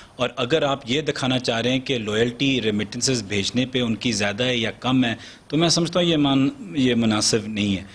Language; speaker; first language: Urdu; early bilingual, heritage; Urdu